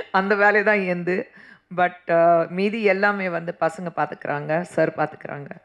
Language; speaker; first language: Tamil; non-native, fluent; Hindi